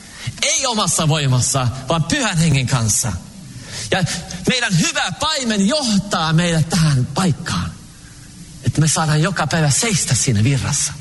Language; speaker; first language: Finnish; early bilingual, heritage; Finnish